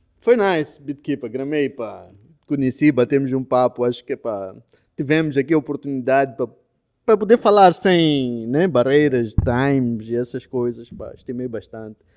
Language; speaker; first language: Portuguese; native; Portuguese